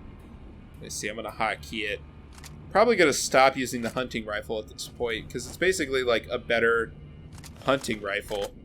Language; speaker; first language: English; native; English